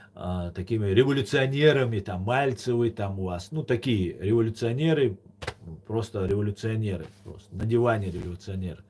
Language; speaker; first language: Russian; non-native, local second language; Chechen